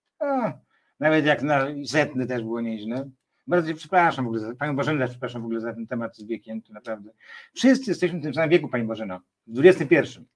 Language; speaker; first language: Polish; native; Polish